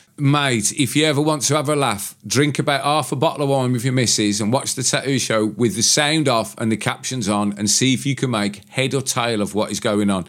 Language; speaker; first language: English; native; English